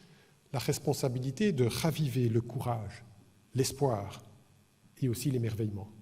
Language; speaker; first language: French; native; French